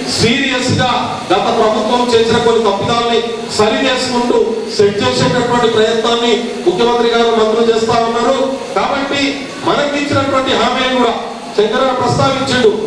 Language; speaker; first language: Telugu; non-native, local second language; Lambadi